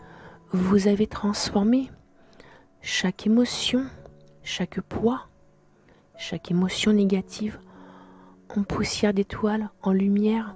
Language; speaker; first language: French; native; French